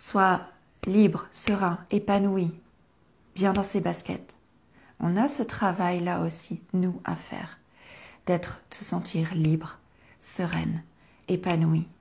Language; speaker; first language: French; native; French